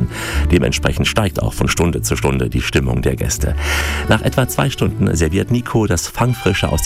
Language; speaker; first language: German; native; German